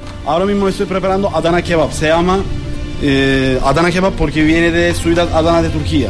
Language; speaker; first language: Spanish; non-native, learner; Turkish